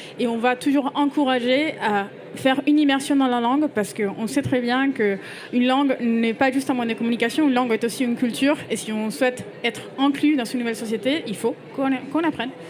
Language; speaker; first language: French; non-native, fluent; Spanish